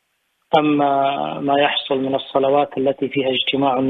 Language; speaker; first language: Arabic; native; Arabic